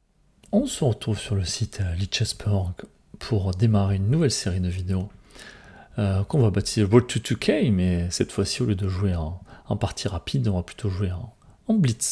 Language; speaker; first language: French; native; French